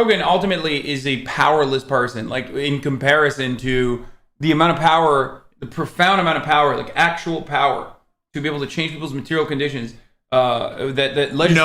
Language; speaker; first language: English; native; English